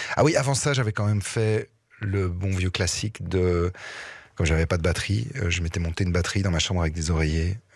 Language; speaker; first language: French; native; French